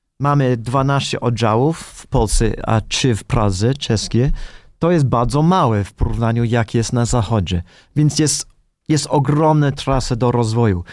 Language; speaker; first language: Polish; non-native, fluent; English